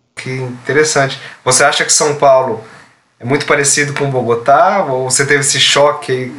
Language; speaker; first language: Portuguese; native; Portuguese